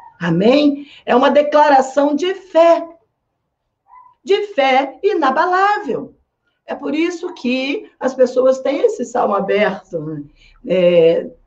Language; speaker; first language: Portuguese; native; Portuguese